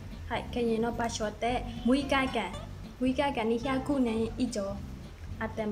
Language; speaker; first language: Japanese; non-native, learner; Burmese